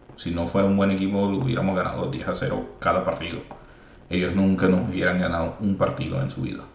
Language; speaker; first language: Spanish; early bilingual, heritage; Spanish